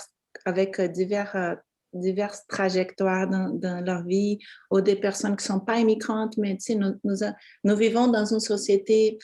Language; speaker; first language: French; non-native, fluent; Portuguese